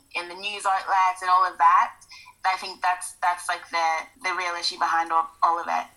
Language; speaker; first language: English; native; English